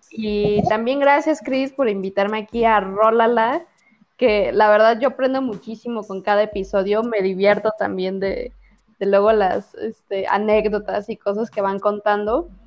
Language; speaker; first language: Spanish; native; Spanish